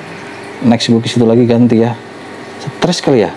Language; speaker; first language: Indonesian; native; Indonesian